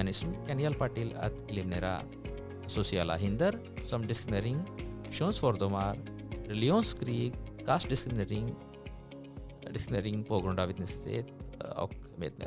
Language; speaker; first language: Swedish; non-native, fluent; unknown